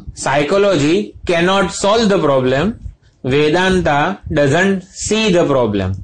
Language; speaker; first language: English; non-native, local second language; Gujarati